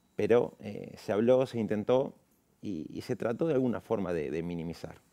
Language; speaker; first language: Spanish; native; Spanish